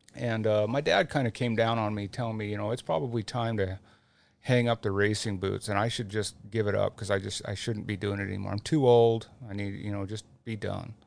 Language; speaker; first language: English; native; English